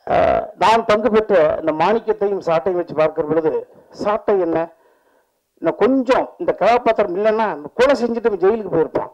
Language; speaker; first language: Tamil; native; Tamil